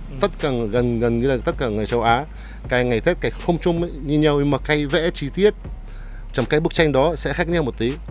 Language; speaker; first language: Vietnamese; non-native, fluent; Arabic